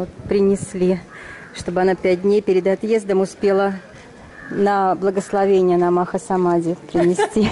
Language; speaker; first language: Russian; native; Russian